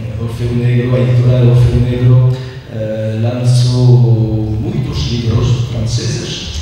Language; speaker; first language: Portuguese; non-native, learner; French